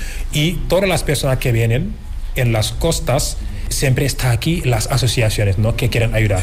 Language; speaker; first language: Spanish; non-native, fluent; Wolof